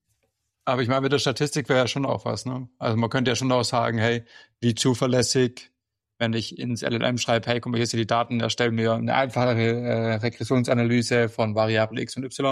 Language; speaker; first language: German; native; German